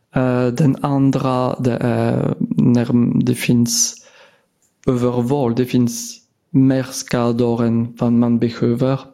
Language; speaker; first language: Swedish; non-native, fluent; French